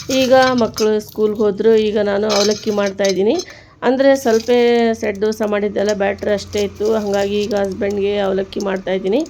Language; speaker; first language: Kannada; non-native, local second language; Urdu